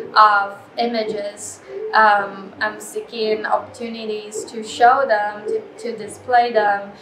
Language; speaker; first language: English; non-native, fluent; Chinese